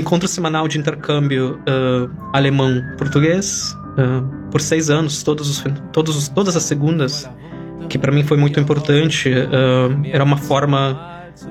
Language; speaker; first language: Portuguese; non-native, fluent; Russian